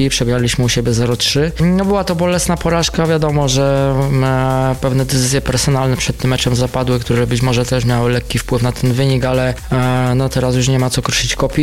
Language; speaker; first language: Polish; native; Polish